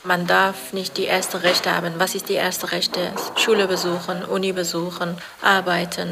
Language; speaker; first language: German; non-native, learner; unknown